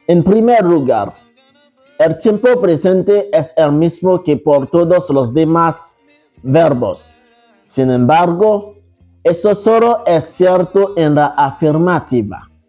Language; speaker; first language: Spanish; non-native, fluent; Haitian Creole